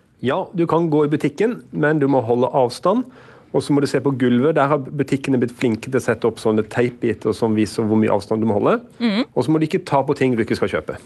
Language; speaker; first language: Norwegian; native; Norwegian